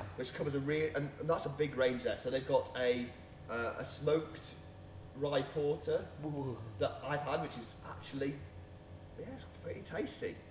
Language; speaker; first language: English; native; English